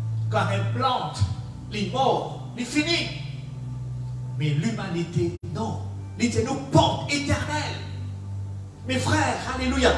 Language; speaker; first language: French; non-native, local second language; Morisyen